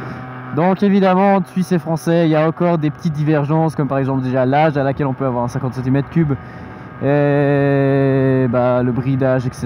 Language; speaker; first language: French; native; French